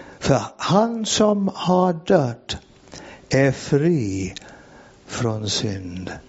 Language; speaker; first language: Swedish; non-native, fluent; English